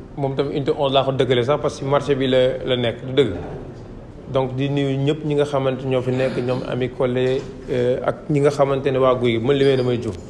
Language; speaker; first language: Wolof; native; Wolof